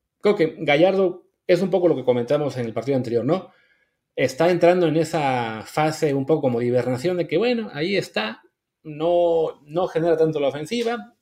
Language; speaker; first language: Spanish; native; Spanish